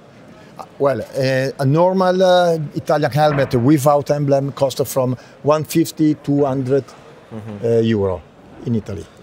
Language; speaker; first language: English; non-native, learner; Italian